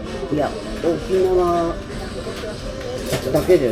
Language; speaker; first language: Japanese; native; Japanese